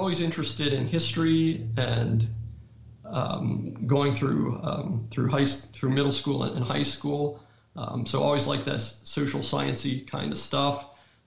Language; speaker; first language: English; native; English